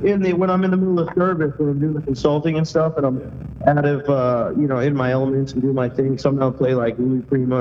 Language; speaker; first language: English; native; English